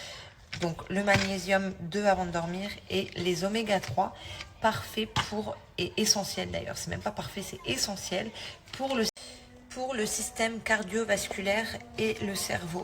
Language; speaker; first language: French; native; French